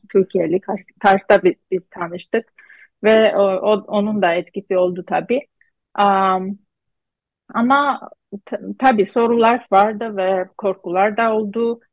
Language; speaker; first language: Turkish; non-native, fluent; Armenian